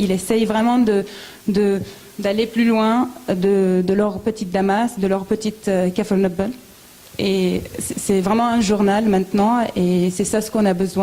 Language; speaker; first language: French; non-native, fluent; Arabic